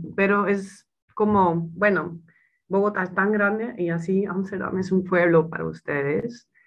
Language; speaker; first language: Spanish; non-native, fluent; Dutch